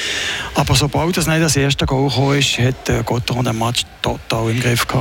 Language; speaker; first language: German; native; German